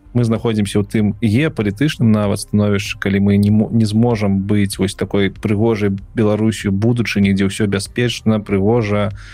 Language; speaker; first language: Belarusian; non-native, local second language; Russian